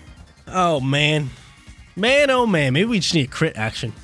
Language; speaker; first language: English; native; English